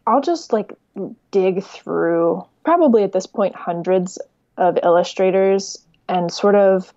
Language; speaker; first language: English; native; English